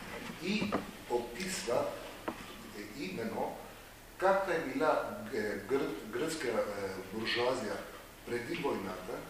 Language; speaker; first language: Bulgarian; non-native, fluent; Greek